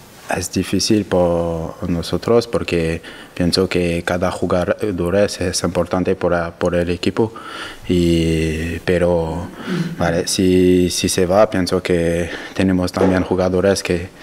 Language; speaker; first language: Spanish; non-native, learner; French